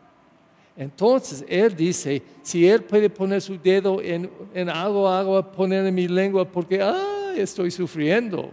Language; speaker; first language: Spanish; non-native, learner; English